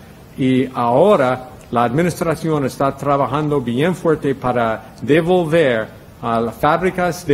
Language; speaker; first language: Spanish; non-native, fluent; English